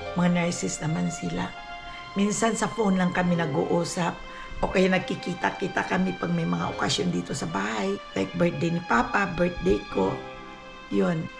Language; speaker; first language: Filipino; non-native, local second language; Cebuano